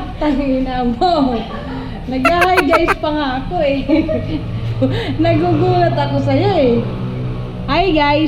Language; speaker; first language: Filipino; non-native, local second language; Waray